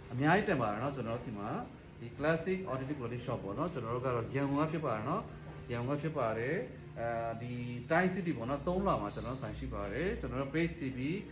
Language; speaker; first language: Burmese; native; Burmese